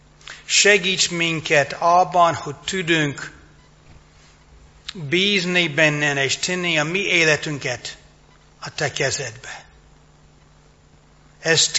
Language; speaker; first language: Hungarian; non-native, fluent; English